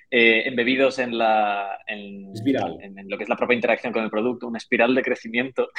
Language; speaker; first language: Spanish; native; Spanish